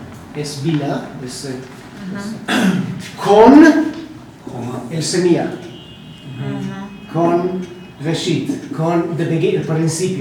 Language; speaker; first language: Spanish; non-native, learner; Hebrew